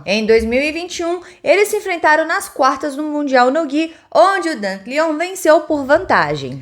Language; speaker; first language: Portuguese; native; Portuguese